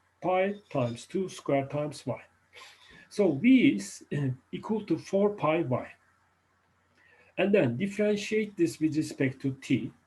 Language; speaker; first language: English; non-native, fluent; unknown